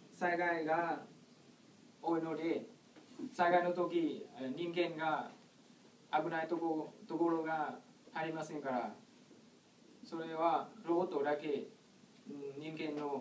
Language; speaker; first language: Japanese; non-native, learner; Vietnamese